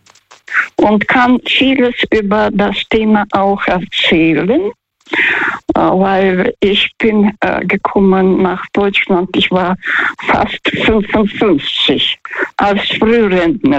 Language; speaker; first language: German; non-native, fluent; Russian